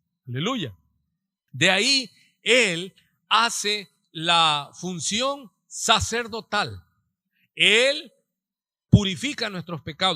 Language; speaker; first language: Spanish; native; Spanish